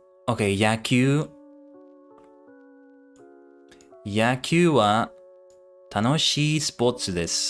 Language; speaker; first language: Japanese; non-native, learner; English